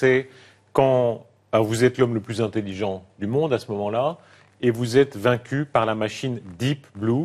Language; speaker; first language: French; native; French